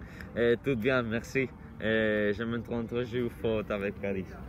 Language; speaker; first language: French; non-native, learner; Spanish